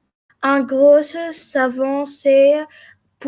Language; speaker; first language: French; non-native, learner; Arabic